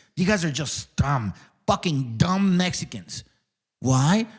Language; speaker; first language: English; early bilingual, other home language; Spanish